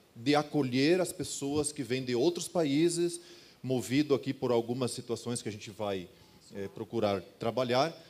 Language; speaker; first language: Portuguese; native; Portuguese